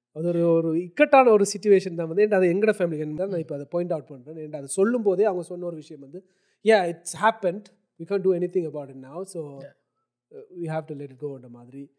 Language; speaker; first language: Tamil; early bilingual, heritage; Tamil